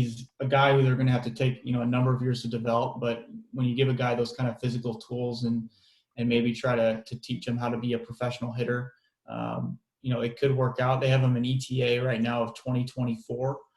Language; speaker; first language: English; native; English